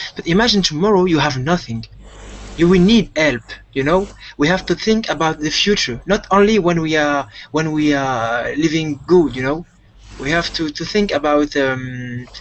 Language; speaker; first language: English; non-native, fluent; French